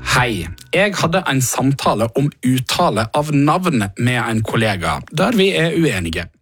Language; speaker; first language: Norwegian; native; Norwegian